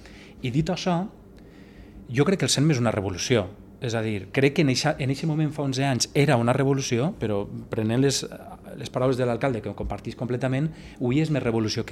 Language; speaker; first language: Catalan; native; Catalan